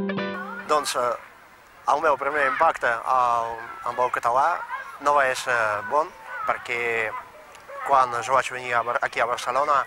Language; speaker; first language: Catalan; non-native, fluent; Russian